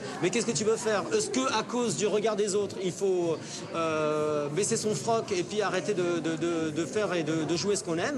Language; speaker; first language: French; native; French